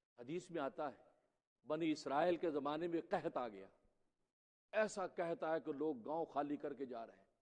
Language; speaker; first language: Urdu; non-native, local second language; Punjabi